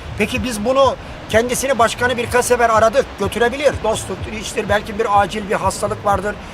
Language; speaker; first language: Turkish; native; Turkish